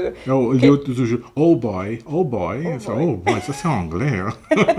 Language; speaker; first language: French; non-native, fluent; Portuguese